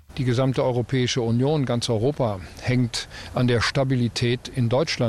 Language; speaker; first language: German; native; German